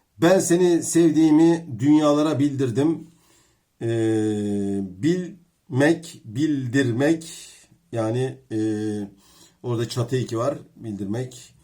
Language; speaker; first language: Turkish; native; Turkish